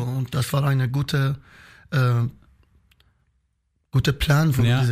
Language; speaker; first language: German; non-native, learner; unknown